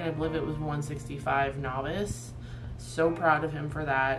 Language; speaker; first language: English; native; English